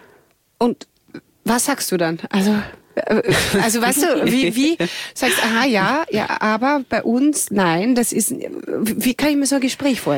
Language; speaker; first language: German; native; German